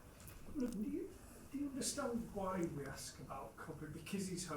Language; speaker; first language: English; native; English